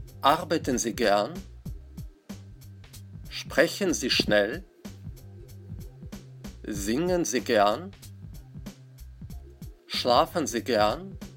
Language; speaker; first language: German; non-native, fluent; Russian